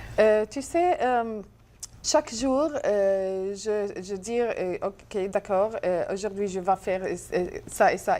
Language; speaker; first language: French; non-native, learner; Arabic